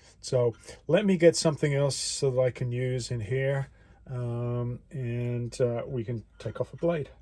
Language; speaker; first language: English; native; English